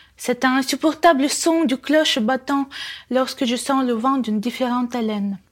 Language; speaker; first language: French; non-native, fluent; Russian